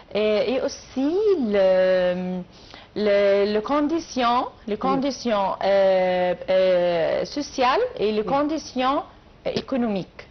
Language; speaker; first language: French; non-native, learner; Arabic